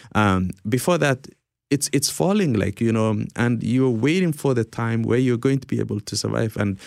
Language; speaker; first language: English; early bilingual, other home language; Somali